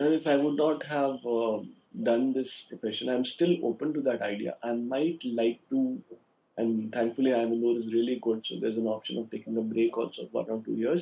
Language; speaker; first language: English; non-native, local second language; Hindi